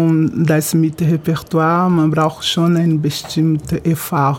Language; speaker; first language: German; non-native, fluent; Portuguese